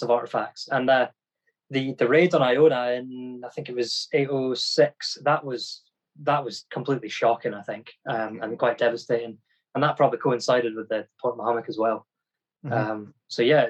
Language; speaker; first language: English; native; English